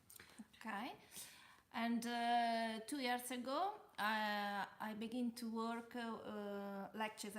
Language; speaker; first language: English; non-native, learner; Italian